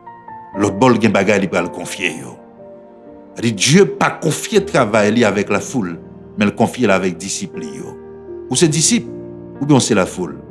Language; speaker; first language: French; non-native, local second language; Haitian Creole